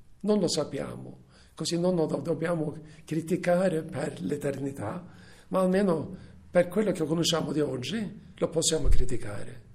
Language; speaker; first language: Italian; non-native, fluent; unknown